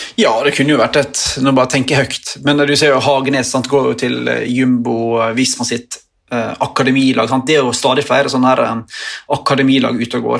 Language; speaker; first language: Norwegian; native; Norwegian